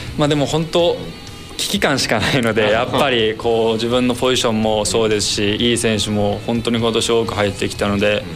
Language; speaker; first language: Japanese; native; Japanese